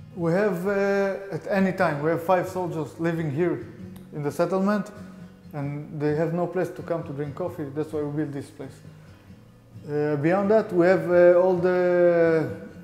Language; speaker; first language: English; non-native, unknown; Hebrew